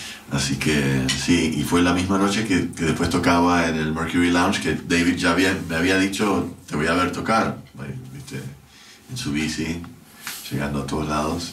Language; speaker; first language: Spanish; early bilingual, heritage; Spanish